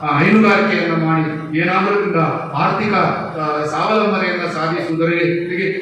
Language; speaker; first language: Kannada; native; Kannada